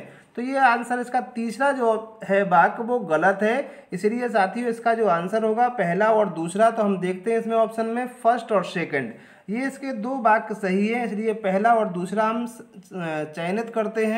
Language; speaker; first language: Hindi; native; Hindi